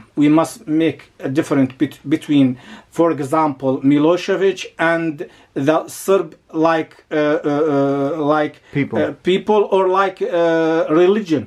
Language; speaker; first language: English; non-native, learner; Arabic